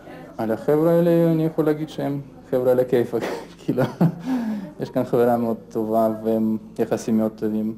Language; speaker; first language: Hebrew; non-native, fluent; Russian